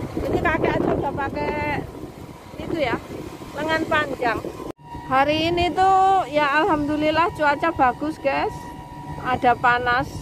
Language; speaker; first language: Indonesian; non-native, local second language; Javanese